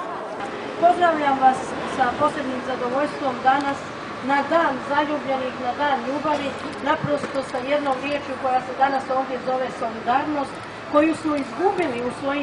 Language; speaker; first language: Croatian; native; Croatian